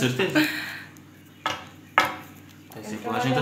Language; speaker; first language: Portuguese; native; Portuguese